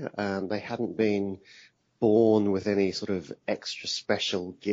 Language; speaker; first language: English; native; English